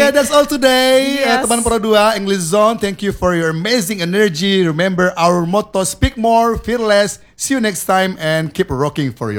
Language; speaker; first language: English; non-native, learner; Indonesian